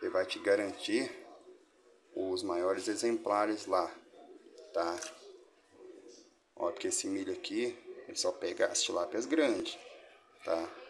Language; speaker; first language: Portuguese; native; Portuguese